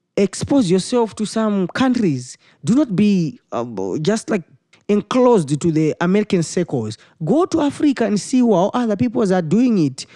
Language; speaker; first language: English; non-native, local second language; Shona